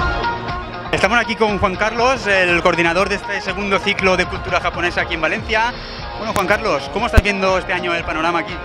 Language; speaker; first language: Spanish; native; Spanish